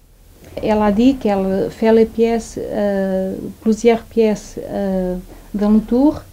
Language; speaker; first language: French; non-native, fluent; Portuguese